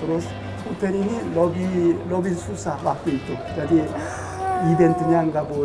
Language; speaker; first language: Indonesian; non-native, learner; Korean